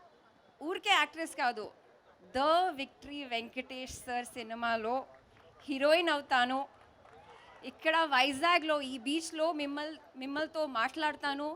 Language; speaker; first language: Telugu; non-native, local second language; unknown